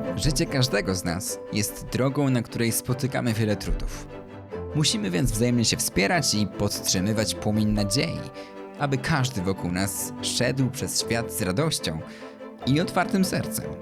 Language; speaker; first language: Polish; native; Polish